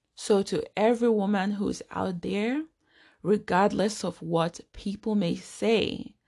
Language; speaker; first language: English; non-native, local second language; Igbo